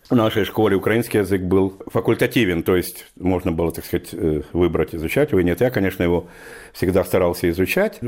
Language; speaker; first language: Russian; native; Russian